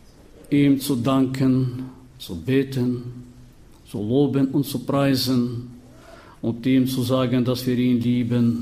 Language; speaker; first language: German; non-native, fluent; Bulgarian